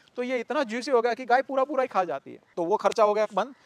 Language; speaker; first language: Hindi; non-native, local second language; Gujarati